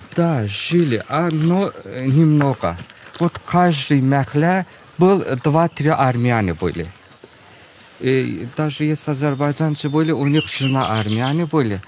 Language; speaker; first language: Russian; non-native, local second language; Azerbaijani